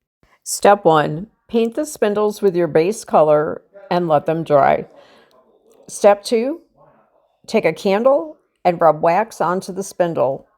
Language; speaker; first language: English; native; English